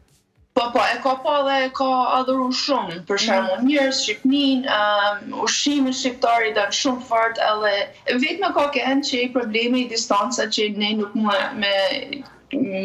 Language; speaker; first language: Albanian; native; Albanian